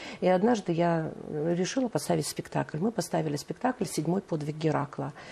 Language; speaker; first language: Russian; native; Russian